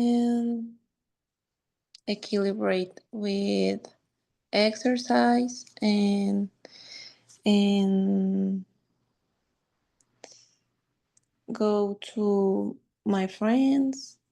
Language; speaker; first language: English; non-native, learner; Spanish